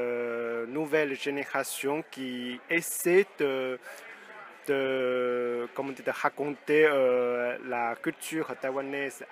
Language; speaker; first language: French; non-native, fluent; Chinese